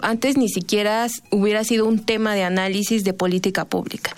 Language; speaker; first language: Spanish; native; Spanish